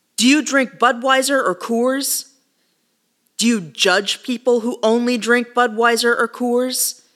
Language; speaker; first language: English; native; English